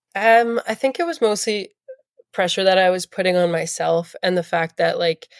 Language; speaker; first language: English; native; English